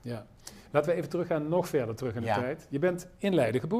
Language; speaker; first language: Dutch; native; Dutch